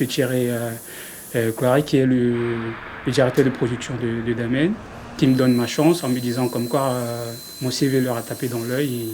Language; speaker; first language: French; non-native, fluent; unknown